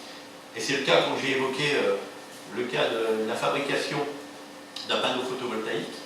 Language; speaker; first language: French; native; French